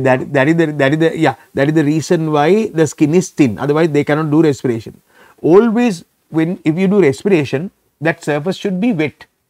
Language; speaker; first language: English; non-native, local second language; Sinhala